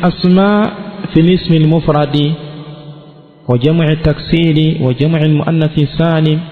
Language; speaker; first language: Arabic; non-native, fluent; Swahili